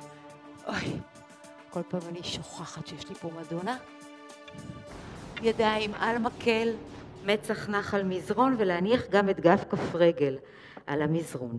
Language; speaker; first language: Hebrew; native; Hebrew